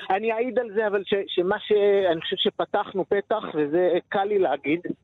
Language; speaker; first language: Hebrew; native; Hebrew